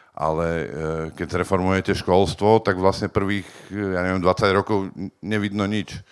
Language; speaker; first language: Slovak; native; Slovak